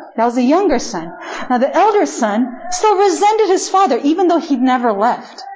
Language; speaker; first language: English; non-native, fluent; Spanish